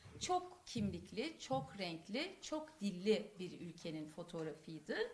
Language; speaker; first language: Turkish; non-native, local second language; Kurdish